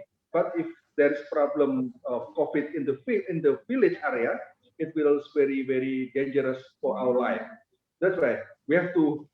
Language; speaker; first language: English; non-native, fluent; Indonesian